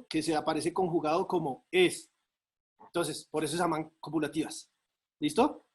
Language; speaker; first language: Spanish; native; Spanish